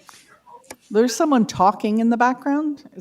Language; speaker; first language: English; native; English